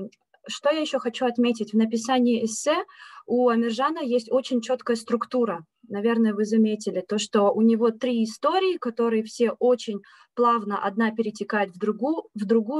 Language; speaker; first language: Russian; native; Russian